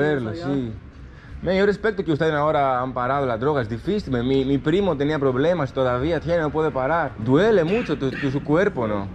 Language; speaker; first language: Spanish; non-native, learner; Greek